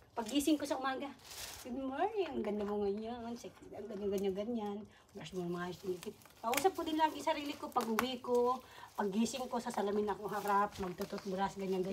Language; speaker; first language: Filipino; native; Filipino